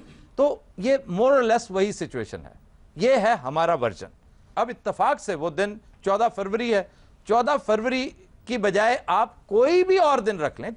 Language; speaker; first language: Urdu; native; Urdu